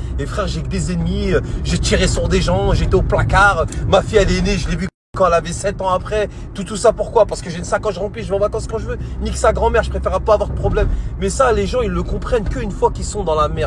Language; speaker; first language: French; native; French